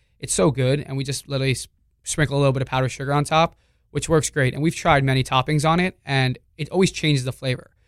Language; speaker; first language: English; native; English